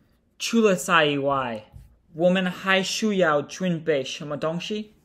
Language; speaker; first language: Chinese; non-native, learner; English